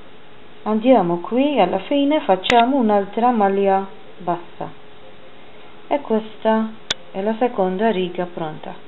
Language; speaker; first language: Italian; non-native, fluent; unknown